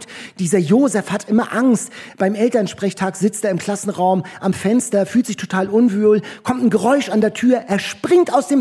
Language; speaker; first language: German; native; German